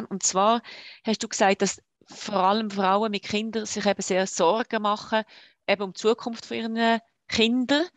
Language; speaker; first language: German; native; German